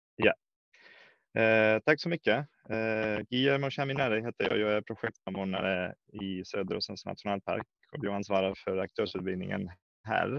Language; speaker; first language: Swedish; non-native, fluent; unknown